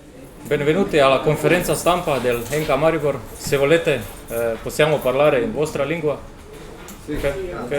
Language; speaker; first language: Italian; non-native, learner; Slovenian